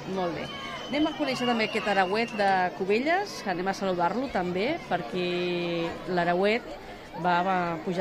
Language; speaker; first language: Catalan; native; Catalan